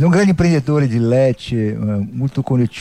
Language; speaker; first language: Italian; non-native, learner; Portuguese